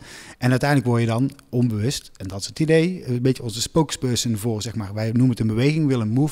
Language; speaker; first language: Dutch; native; Dutch